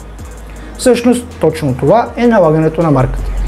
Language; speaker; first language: Bulgarian; native; Bulgarian